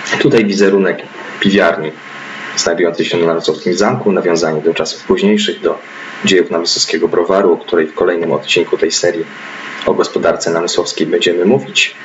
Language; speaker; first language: Polish; native; Polish